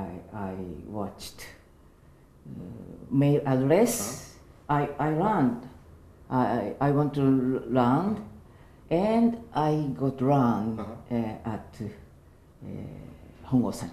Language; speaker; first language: English; non-native, learner; Japanese